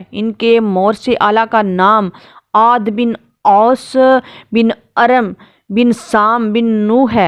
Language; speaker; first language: Urdu; native; Urdu